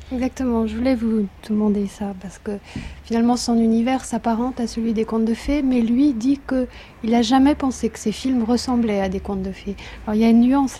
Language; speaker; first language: French; native; French